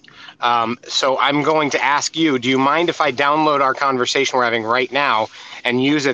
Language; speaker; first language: English; native; English